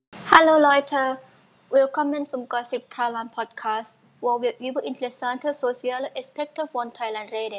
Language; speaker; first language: German; non-native, learner; Thai